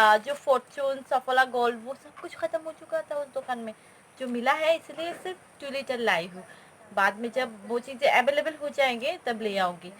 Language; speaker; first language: Hindi; non-native, local second language; Bangla